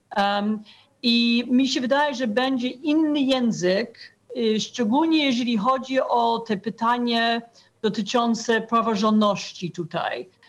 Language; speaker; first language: Polish; non-native, fluent; English